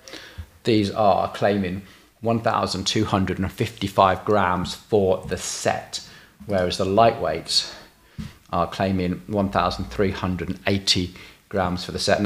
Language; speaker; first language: English; native; English